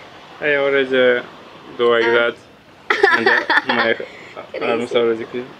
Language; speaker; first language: English; non-native, learner; Russian